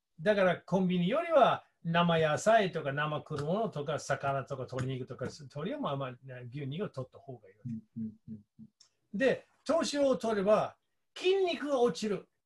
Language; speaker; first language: Japanese; non-native, fluent; English